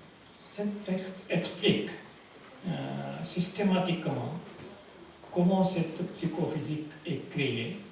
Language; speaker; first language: French; non-native, fluent; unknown